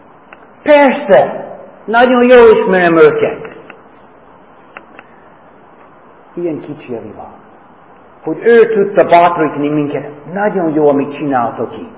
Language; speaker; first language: Hungarian; non-native, fluent; English